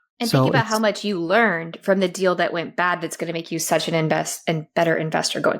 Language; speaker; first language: English; native; English